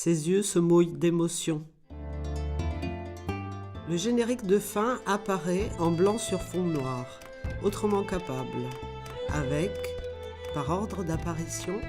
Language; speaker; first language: French; native; French